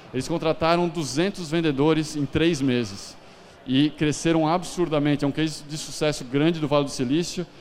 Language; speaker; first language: Portuguese; native; Portuguese